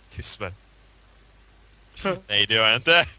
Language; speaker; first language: Swedish; native; Swedish